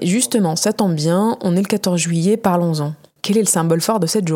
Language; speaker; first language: French; non-native, fluent; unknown